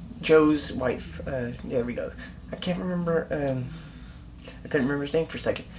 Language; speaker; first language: English; native; English